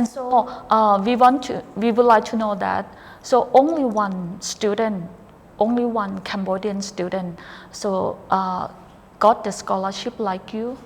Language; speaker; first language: English; non-native, fluent; Thai